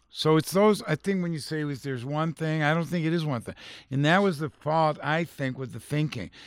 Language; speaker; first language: English; native; English